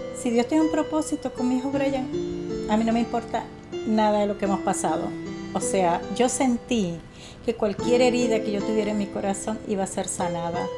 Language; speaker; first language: Spanish; native; Spanish